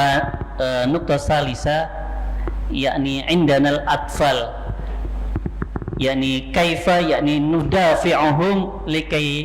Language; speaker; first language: Arabic; non-native, learner; Indonesian